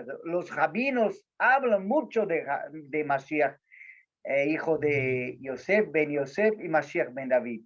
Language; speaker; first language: Spanish; non-native, learner; Portuguese